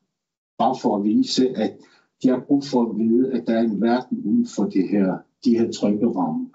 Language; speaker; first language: Danish; non-native, local second language; Kalaallisut